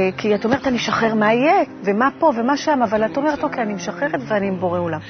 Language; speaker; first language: Hebrew; native; Hebrew